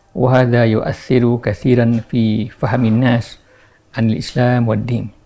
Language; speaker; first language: Arabic; non-native, fluent; Malay